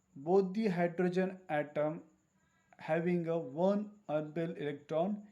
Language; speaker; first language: English; non-native, local second language; Marathi